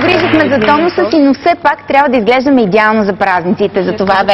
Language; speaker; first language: Bulgarian; native; Bulgarian